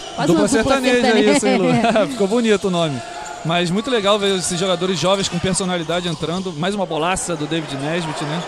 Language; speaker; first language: Portuguese; native; Portuguese